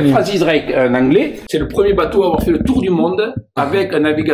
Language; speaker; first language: French; native; French